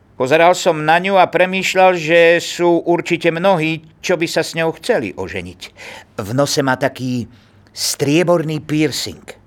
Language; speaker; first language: Slovak; native; Slovak